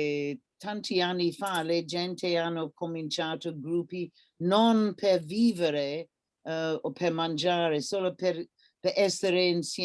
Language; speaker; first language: Italian; non-native, learner; English